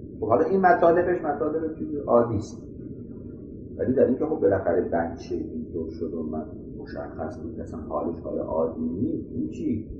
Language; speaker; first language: Persian; non-native, local second language; Arabic